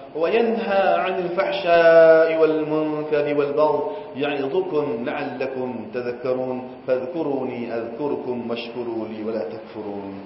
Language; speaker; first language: Arabic; non-native, fluent; Gujarati